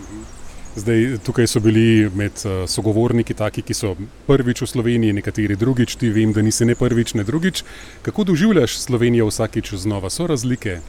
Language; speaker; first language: Slovenian; native; Slovenian